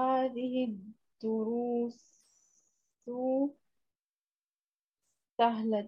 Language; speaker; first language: Arabic; non-native, learner; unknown